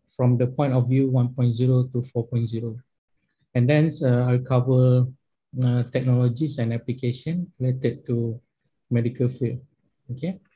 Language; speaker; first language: English; non-native, local second language; Malay